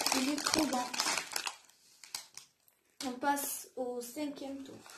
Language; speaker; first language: French; non-native, local second language; Arabic